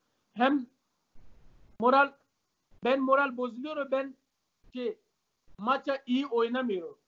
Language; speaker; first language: Turkish; non-native, learner; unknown